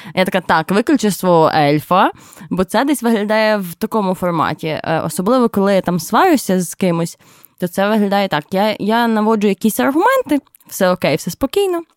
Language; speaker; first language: Ukrainian; native; Ukrainian